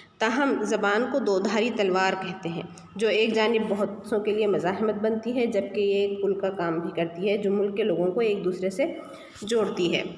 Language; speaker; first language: Urdu; native; Urdu